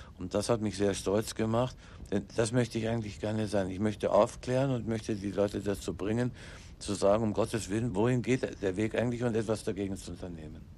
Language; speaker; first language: German; non-native, local second language; English